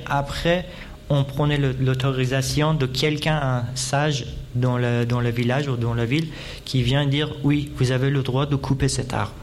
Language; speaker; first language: French; non-native, fluent; Persian